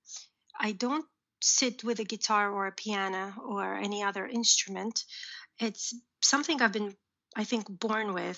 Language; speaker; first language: English; early bilingual, other home language; Uzbek